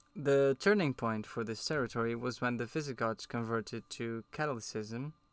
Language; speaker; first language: English; non-native, fluent; Portuguese